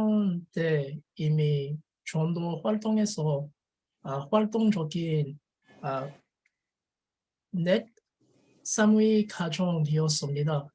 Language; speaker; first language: Korean; non-native, learner; French